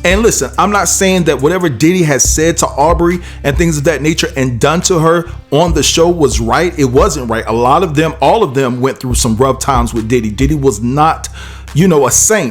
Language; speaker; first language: English; native; English